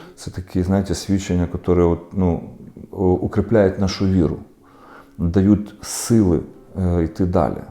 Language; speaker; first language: Ukrainian; non-native, local second language; Russian